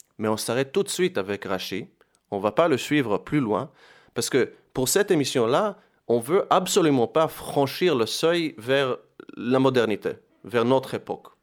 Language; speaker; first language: French; non-native, fluent; Hebrew